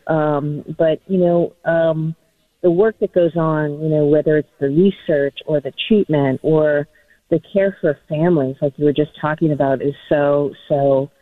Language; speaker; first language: English; native; English